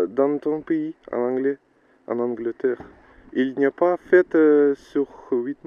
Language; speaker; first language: French; non-native, learner; Russian